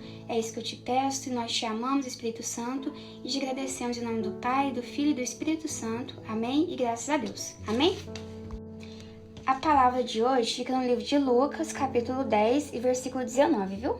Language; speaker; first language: Portuguese; native; Portuguese